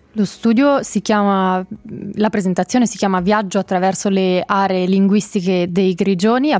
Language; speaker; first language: Italian; native; Italian